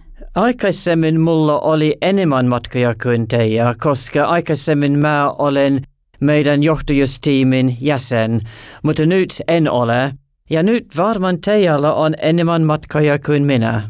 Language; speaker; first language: Finnish; non-native, learner; English